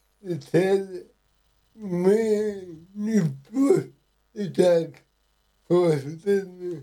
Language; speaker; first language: Ukrainian; non-native, local second language; Russian